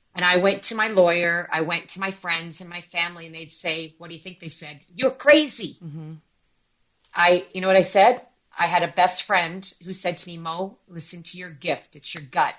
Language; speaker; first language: English; native; English